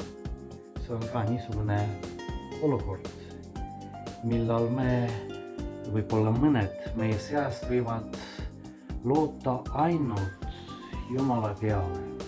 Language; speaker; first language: Estonian; non-native, fluent; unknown